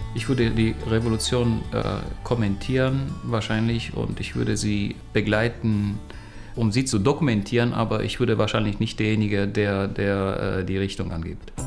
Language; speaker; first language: German; non-native, fluent; Romanian